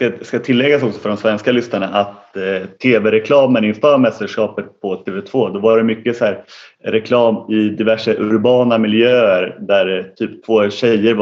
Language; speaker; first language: Swedish; native; Swedish